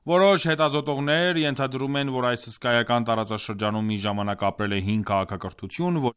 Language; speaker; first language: Armenian; native; Armenian